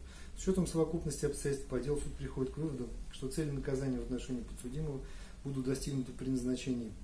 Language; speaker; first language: Russian; native; Russian